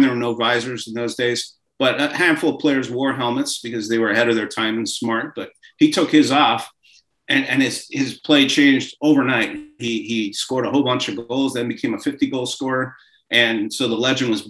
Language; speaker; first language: English; native; English